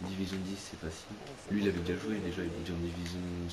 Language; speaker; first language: French; native; French